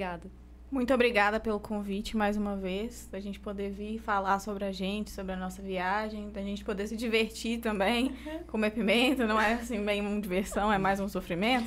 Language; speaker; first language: Portuguese; native; Portuguese